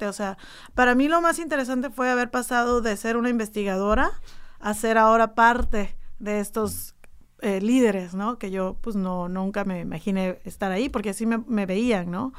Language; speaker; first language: Spanish; native; Spanish